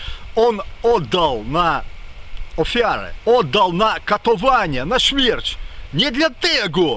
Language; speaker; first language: Polish; non-native, fluent; Ukrainian